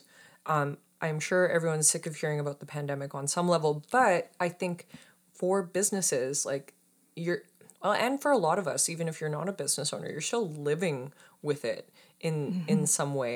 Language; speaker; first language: English; native; English